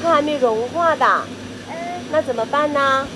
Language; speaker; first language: Chinese; native; Chinese